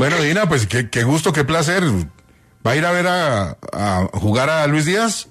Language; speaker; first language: Spanish; native; Spanish